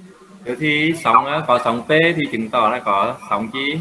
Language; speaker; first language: Vietnamese; native; Vietnamese